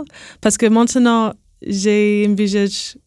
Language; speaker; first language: French; non-native, learner; English